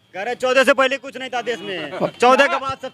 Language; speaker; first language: Hindi; native; Hindi